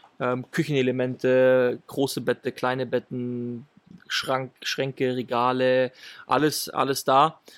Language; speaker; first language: German; early bilingual, other home language; Italian